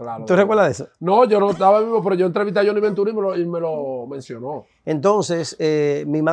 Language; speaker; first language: Spanish; native; Spanish